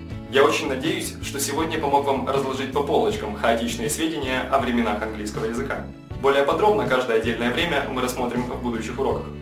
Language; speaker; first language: Russian; native; Russian